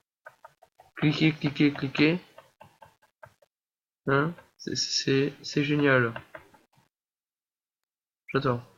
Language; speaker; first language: French; native; French